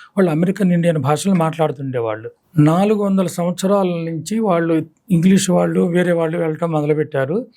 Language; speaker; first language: Telugu; native; Telugu